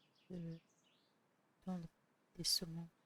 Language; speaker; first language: French; native; French